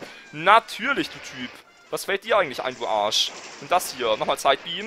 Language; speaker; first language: German; native; German